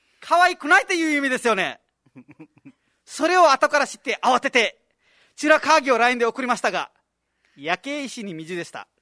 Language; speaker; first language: Japanese; non-native, fluent; Nepali